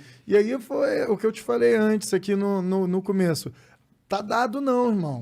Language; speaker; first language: Portuguese; native; Portuguese